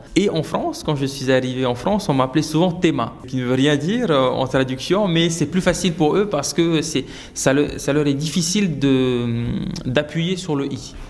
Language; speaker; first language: French; native; French